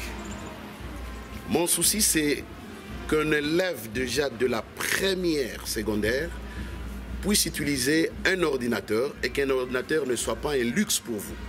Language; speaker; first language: French; non-native, local second language; Kongo